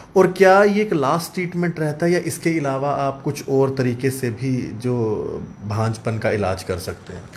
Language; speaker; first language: Hindi; native; Hindi